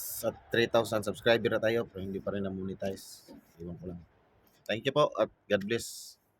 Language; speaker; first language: Filipino; native; Filipino